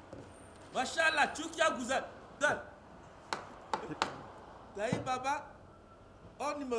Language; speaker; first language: Turkish; non-native, learner; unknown